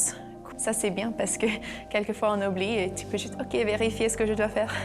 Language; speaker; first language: French; non-native, fluent; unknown